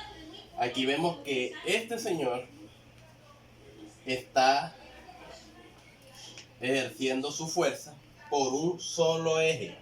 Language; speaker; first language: Spanish; native; Spanish